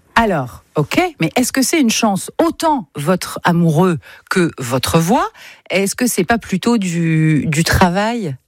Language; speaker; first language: French; native; French